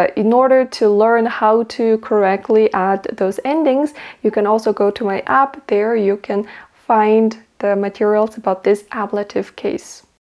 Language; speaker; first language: English; non-native, fluent; Kazakh